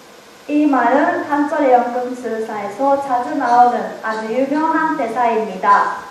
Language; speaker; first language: Korean; non-native, learner; Japanese